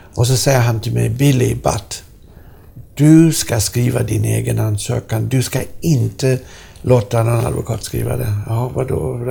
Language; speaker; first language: Swedish; non-native, fluent; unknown